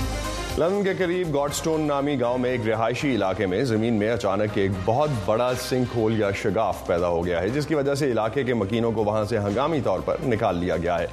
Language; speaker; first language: Urdu; native; Urdu